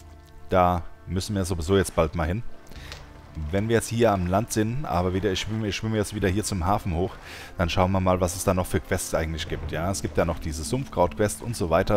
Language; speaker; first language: German; native; German